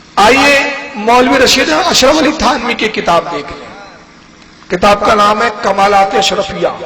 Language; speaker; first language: Urdu; native; Urdu